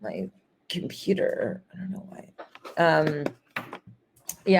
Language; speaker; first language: English; native; English